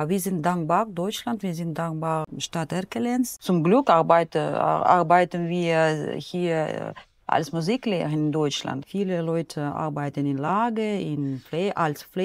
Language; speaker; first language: German; non-native, learner; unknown